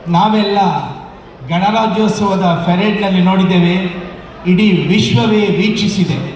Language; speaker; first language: Kannada; native; Kannada